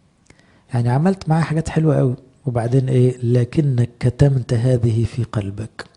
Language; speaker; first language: Arabic; native; Arabic